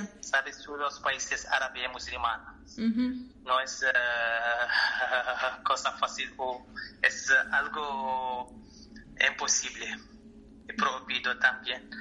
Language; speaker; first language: Spanish; non-native, learner; Arabic